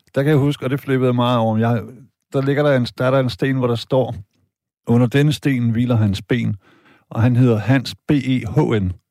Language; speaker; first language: Danish; native; Danish